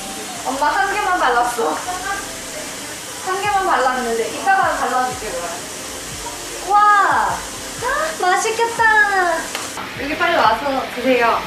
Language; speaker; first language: Korean; early bilingual, heritage; Korean